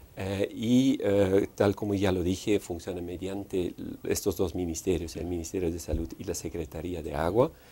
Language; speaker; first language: Spanish; non-native, fluent; Dutch